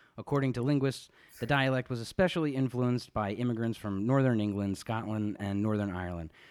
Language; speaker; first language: English; native; English